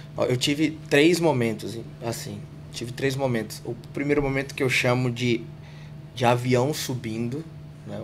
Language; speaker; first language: Portuguese; native; Portuguese